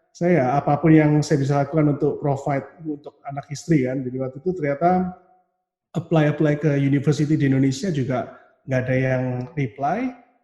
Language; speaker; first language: Indonesian; native; Indonesian